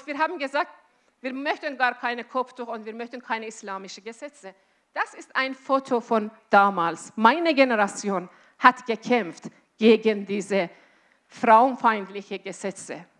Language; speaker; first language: German; non-native, fluent; Azerbaijani